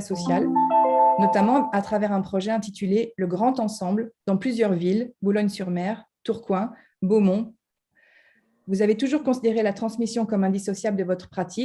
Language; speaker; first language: French; native; French